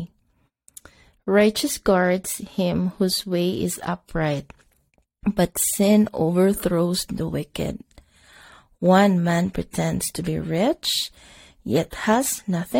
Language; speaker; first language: English; non-native, local second language; Cebuano